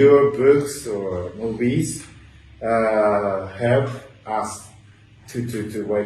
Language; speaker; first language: English; non-native, learner; Japanese